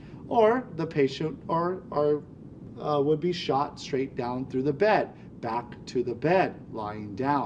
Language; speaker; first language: English; native; English